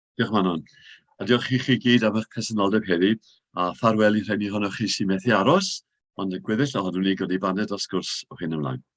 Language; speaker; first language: Welsh; native; Welsh